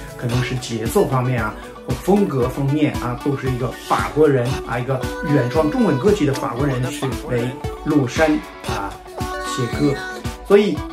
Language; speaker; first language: Chinese; non-native, fluent; French